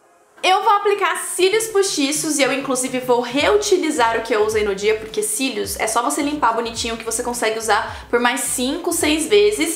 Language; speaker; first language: Portuguese; native; Portuguese